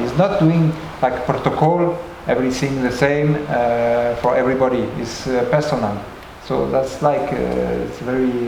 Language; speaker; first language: English; non-native, learner; French